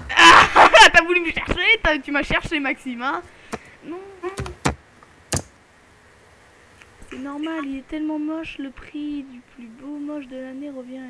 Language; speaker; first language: French; native; French